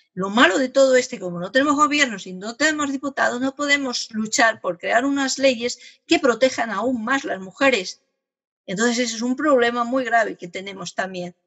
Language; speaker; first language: Spanish; native; Spanish